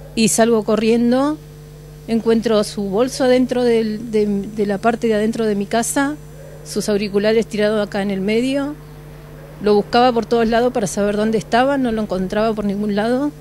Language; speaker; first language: Spanish; native; Spanish